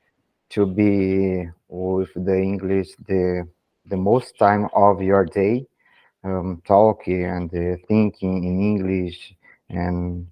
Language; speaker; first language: English; non-native, learner; Portuguese